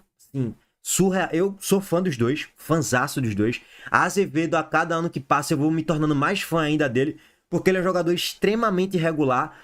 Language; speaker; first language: Portuguese; native; Portuguese